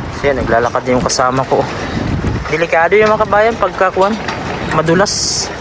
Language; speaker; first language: Filipino; non-native, local second language; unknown